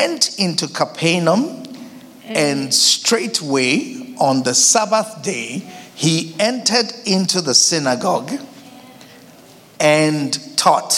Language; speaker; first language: English; non-native, local second language; Akan